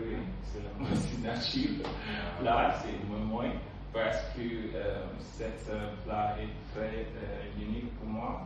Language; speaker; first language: French; non-native, learner; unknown